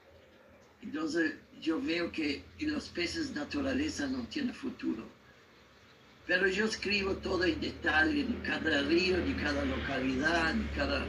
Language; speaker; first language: Spanish; non-native, learner; German